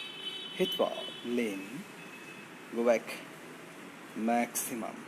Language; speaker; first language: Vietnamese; non-native, learner; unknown